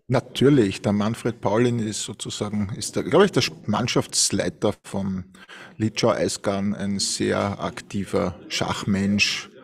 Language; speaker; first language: German; native; German